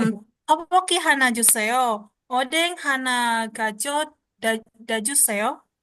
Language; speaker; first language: Korean; non-native, learner; Indonesian